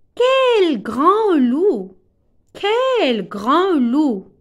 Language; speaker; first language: French; non-native, local second language; Arabic